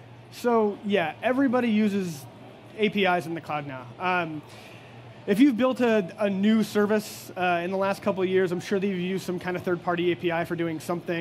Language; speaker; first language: English; native; English